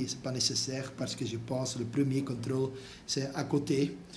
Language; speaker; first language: French; non-native, local second language; Dutch